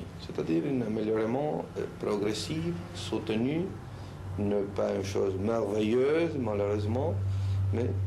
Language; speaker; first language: French; non-native, fluent; Spanish